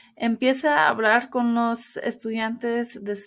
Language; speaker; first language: Spanish; early bilingual, heritage; Spanish